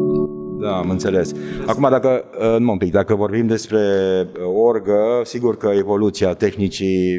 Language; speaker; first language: Romanian; native; Romanian